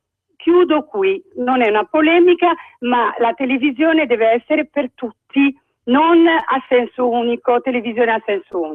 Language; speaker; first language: Italian; non-native, fluent; Arabic